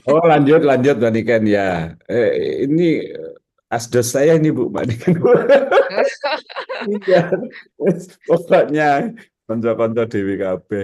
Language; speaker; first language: Indonesian; native; Indonesian